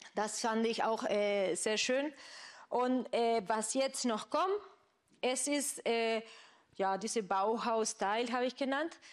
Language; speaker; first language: German; non-native, fluent; Spanish